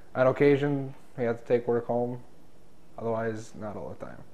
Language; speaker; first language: English; native; English